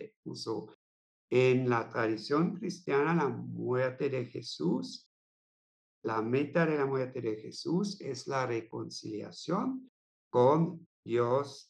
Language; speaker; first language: Spanish; non-native, fluent; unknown